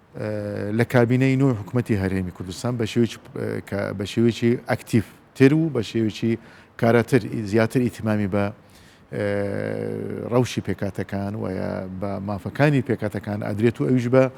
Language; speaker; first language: Central Kurdish; non-native, local second language; Turkmen